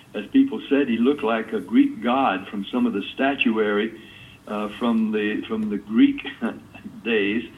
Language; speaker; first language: English; native; English